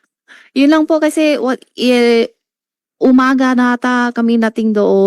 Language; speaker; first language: Filipino; non-native, local second language; Chinese